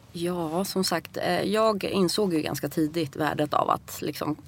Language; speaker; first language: Swedish; early bilingual, other home language; Persian